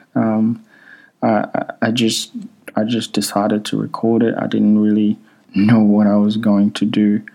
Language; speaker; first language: English; early bilingual, other home language; Swahili